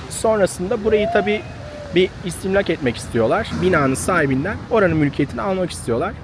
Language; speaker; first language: Turkish; native; Turkish